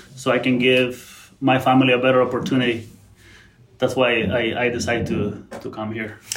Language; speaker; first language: English; non-native, fluent; Spanish